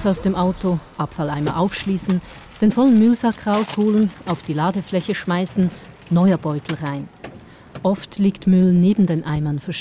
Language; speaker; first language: German; native; German